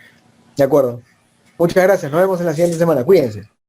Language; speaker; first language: Spanish; native; Spanish